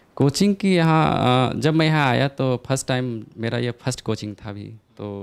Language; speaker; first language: Hindi; native; Hindi